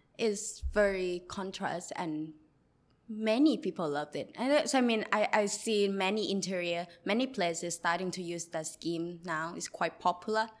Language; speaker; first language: English; non-native, learner; Thai